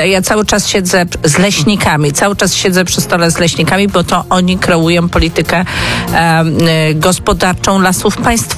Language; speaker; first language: Polish; native; Polish